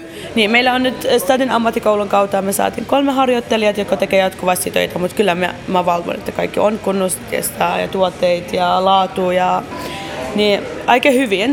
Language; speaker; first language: Finnish; early bilingual, other home language; Arabic